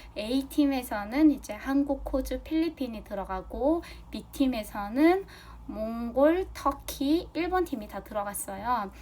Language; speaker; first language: Korean; non-native, fluent; Mongolian